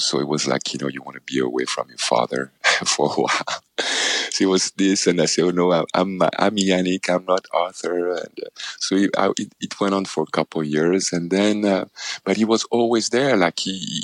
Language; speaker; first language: English; non-native, local second language; French